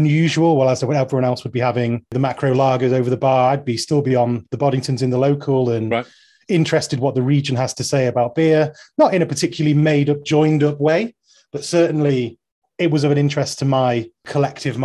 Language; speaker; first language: English; native; English